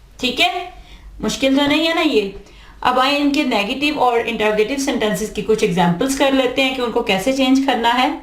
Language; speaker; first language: Urdu; native; Urdu